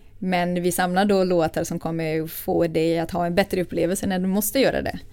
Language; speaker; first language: Swedish; non-native, fluent; Portuguese